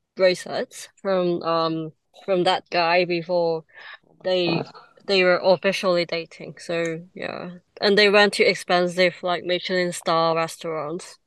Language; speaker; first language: English; non-native, local second language; Cantonese